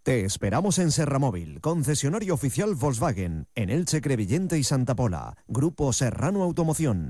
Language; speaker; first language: Spanish; native; Spanish